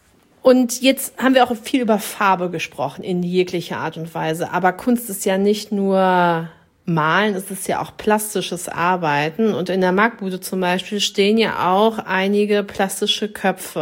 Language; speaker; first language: German; native; German